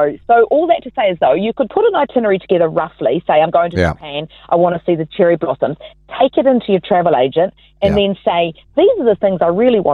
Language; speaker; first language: English; native; English